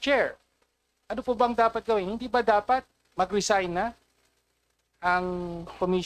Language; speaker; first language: Filipino; native; Filipino